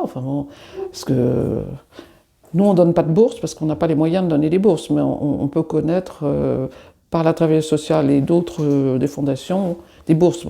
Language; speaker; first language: French; native; French